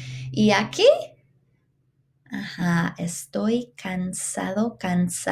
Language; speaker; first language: Spanish; non-native, fluent; English